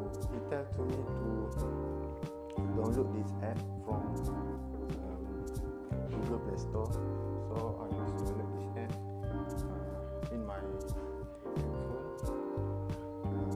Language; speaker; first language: English; non-native, learner; Malay